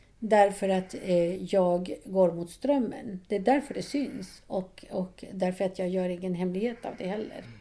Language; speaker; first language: Swedish; non-native, fluent; Spanish